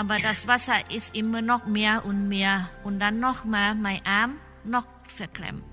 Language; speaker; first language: German; non-native, learner; Thai